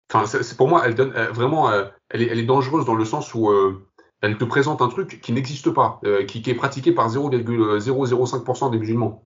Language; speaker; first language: French; early bilingual, other home language; Kabyle